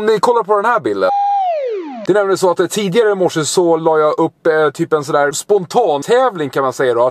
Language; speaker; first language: Swedish; native; Swedish